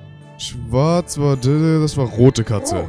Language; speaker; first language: German; native; German